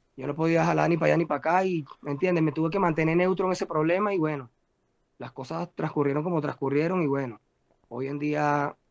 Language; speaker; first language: Spanish; native; Spanish